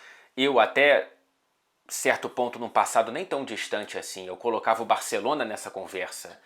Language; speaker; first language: Portuguese; native; Portuguese